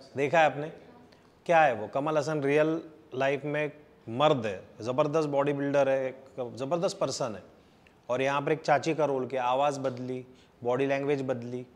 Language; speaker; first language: Hindi; native; Hindi